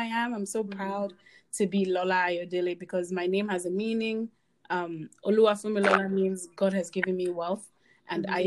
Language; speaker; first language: English; non-native, local second language; Yoruba